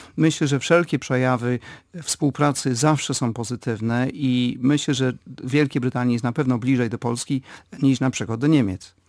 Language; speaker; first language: Polish; early bilingual, heritage; Polish